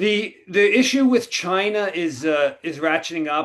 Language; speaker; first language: English; native; English